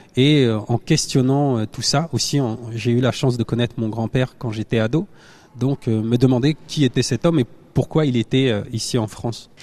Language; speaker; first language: French; native; French